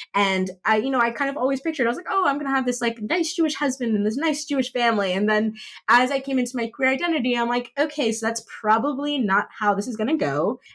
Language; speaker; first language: English; native; English